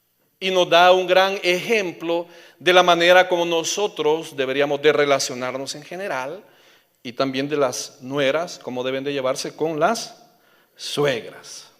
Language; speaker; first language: Spanish; native; Spanish